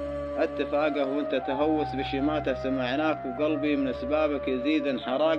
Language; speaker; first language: Arabic; native; Arabic